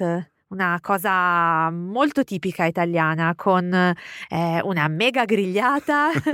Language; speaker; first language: Italian; native; Italian